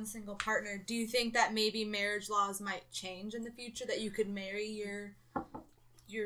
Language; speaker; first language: English; native; English